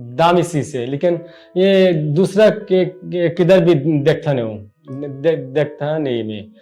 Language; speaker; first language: Hindi; non-native, learner; Bangla